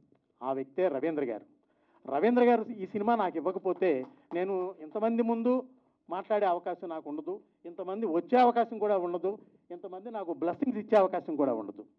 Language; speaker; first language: Telugu; native; Telugu